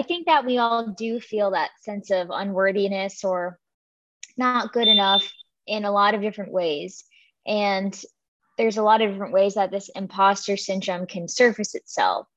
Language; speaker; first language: English; native; English